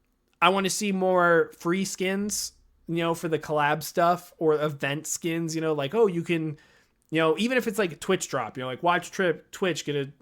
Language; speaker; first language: English; native; English